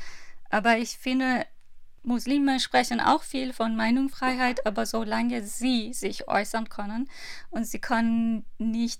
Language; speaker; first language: German; non-native, fluent; Persian